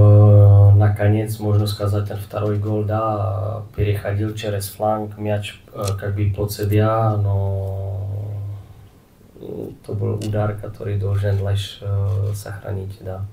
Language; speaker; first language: Russian; non-native, fluent; Czech